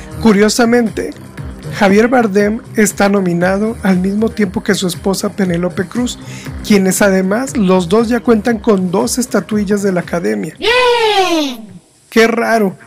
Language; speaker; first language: Spanish; native; Spanish